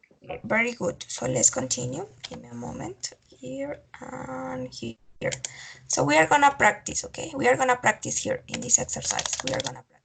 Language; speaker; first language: English; non-native, fluent; Spanish